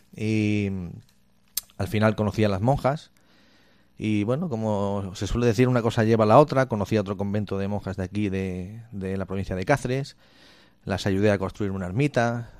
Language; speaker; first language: Spanish; native; Spanish